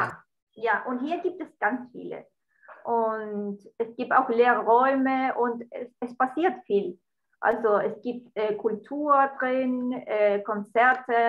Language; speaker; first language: German; non-native, fluent; Spanish